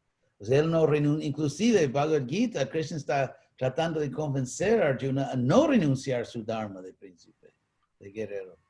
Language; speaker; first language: Spanish; non-native, fluent; English